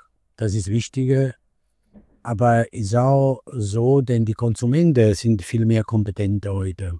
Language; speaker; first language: German; non-native, fluent; Italian